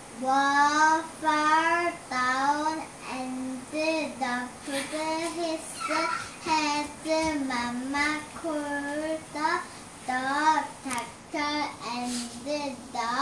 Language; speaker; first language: English; non-native, learner; Korean